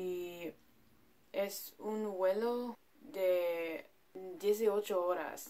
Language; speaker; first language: Spanish; non-native, learner; English